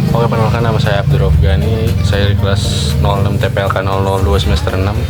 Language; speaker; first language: Indonesian; native; Indonesian